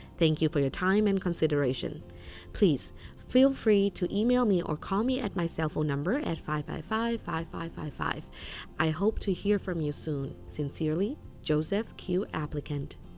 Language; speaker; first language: English; non-native, fluent; Vietnamese